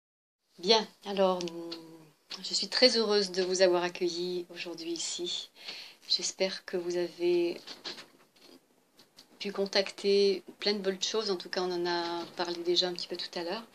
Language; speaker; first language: French; native; French